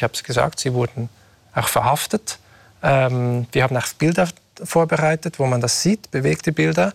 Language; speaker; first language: German; native; German